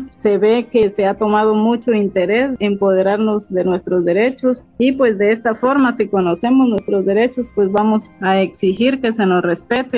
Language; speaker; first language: Spanish; native; Spanish